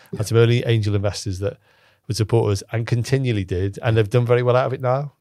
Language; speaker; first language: English; native; English